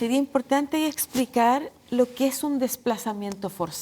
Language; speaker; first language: Spanish; native; Spanish